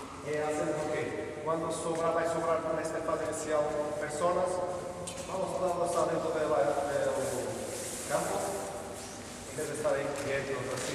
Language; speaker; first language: Spanish; non-native, learner; Portuguese